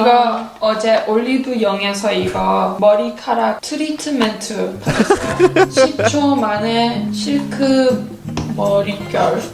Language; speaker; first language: Korean; early bilingual, heritage; English